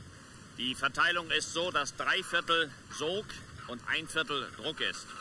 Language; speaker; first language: German; native; German